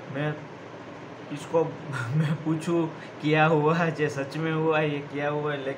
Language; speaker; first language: Hindi; non-native, local second language; Gujarati